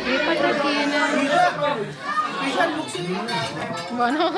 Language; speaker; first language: Italian; non-native, fluent; Filipino